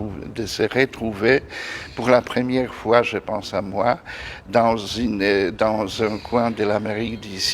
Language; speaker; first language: French; non-native, fluent; Polish